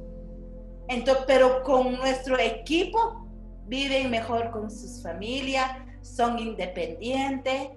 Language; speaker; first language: Spanish; non-native, local second language; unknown